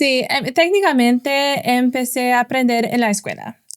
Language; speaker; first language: Spanish; non-native, fluent; English